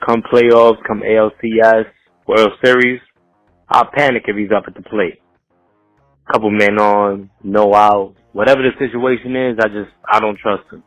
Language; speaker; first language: English; native; English